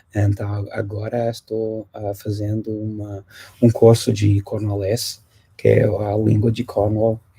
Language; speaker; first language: Portuguese; non-native, fluent; English